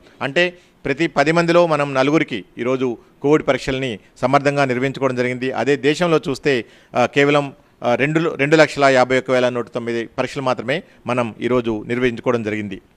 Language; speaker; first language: Telugu; native; Telugu